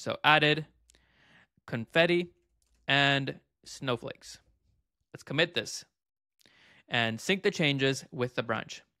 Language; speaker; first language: English; native; English